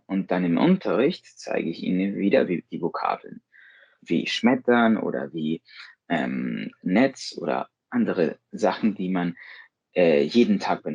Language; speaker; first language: German; non-native, fluent; Spanish